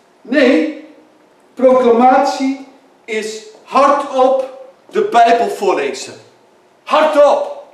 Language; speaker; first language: Dutch; native; Dutch